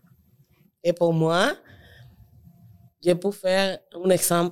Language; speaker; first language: French; non-native, learner; Spanish